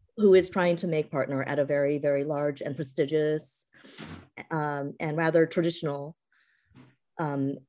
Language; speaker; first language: English; native; English